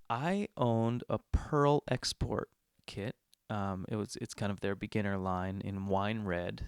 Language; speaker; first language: English; native; English